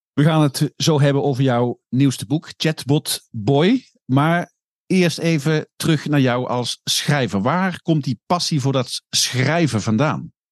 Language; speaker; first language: Dutch; native; Dutch